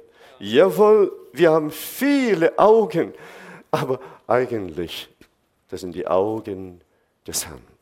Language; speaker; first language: German; non-native, fluent; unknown